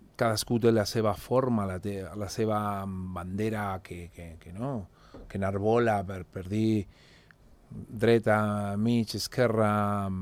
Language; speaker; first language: Catalan; non-native, fluent; Spanish